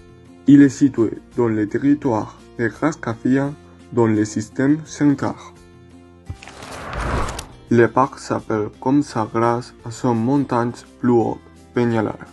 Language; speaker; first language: French; non-native, learner; Spanish